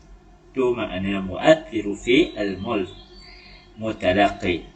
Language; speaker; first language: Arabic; non-native, fluent; Malay